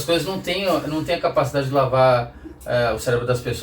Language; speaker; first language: Portuguese; native; Portuguese